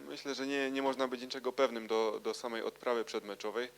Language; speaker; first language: Polish; native; Polish